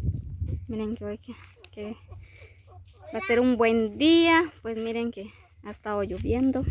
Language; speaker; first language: Spanish; native; Spanish